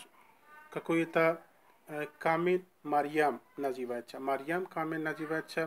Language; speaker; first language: Russian; non-native, learner; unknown